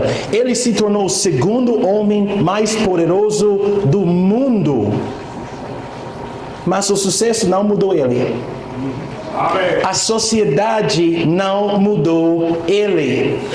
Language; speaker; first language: Portuguese; non-native, fluent; English